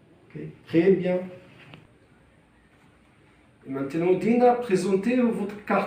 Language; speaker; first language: French; non-native, fluent; Arabic